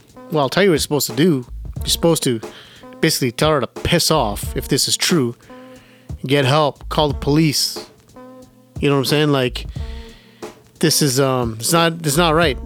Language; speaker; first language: English; early bilingual, other home language; Punjabi